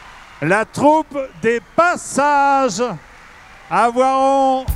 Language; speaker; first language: French; native; French